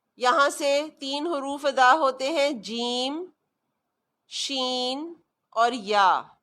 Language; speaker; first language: Urdu; native; Urdu